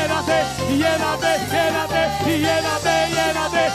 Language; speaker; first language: Spanish; native; Spanish